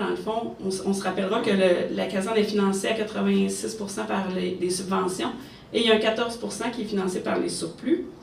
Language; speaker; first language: French; native; French